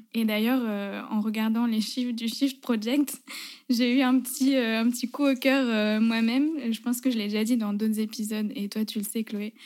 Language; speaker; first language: French; native; French